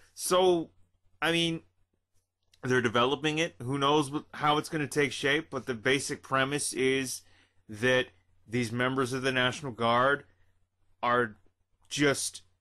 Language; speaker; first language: English; native; English